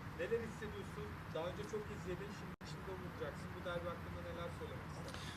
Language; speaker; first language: Turkish; native; Turkish